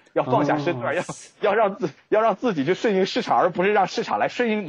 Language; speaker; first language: Chinese; native; Chinese